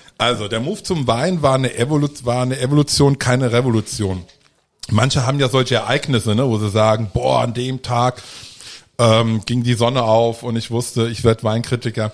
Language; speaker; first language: German; early bilingual, other home language; Italian